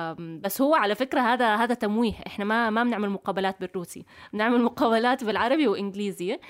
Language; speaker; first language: Arabic; native; Arabic